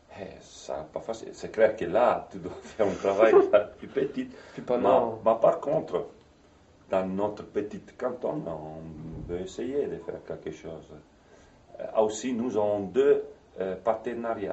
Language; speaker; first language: French; non-native, fluent; Italian